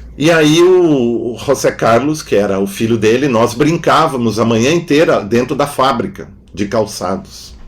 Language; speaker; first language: Portuguese; non-native, local second language; German